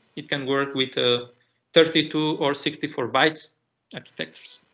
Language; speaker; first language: English; non-native, fluent; Spanish